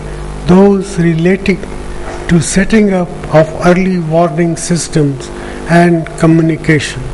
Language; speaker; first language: English; non-native, local second language; Punjabi